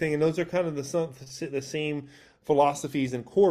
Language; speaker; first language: English; native; English